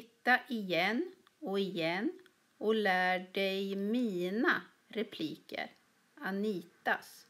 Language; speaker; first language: Swedish; native; Swedish